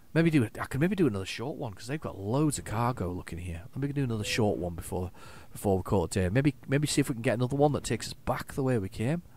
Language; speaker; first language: English; native; English